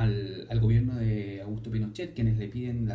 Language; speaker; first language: Spanish; native; Spanish